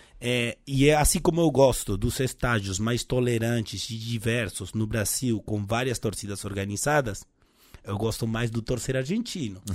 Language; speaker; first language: Portuguese; non-native, fluent; Spanish